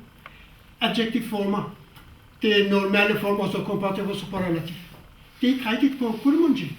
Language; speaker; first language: Danish; non-native, fluent; Kurdish